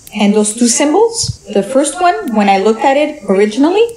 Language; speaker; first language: English; native; English